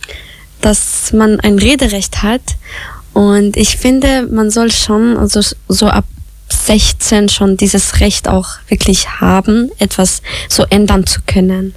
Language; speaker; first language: German; early bilingual, other home language; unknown